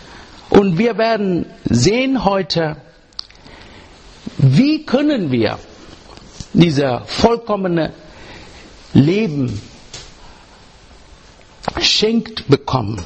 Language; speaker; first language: German; non-native, learner; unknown